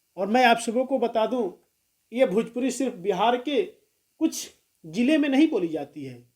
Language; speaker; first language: Hindi; non-native, local second language; Bhojpuri